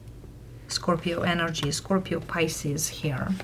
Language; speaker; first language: English; non-native, fluent; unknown